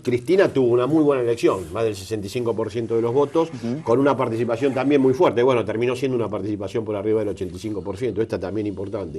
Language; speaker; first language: Spanish; native; Spanish